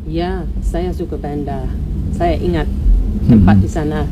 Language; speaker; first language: Indonesian; non-native, learner; English